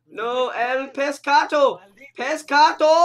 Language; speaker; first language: Spanish; non-native, learner; English